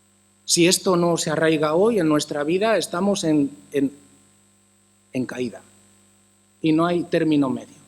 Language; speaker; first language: Spanish; native; Spanish